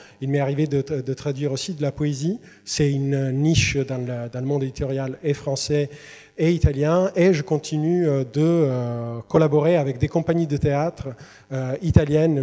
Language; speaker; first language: French; non-native, fluent; Italian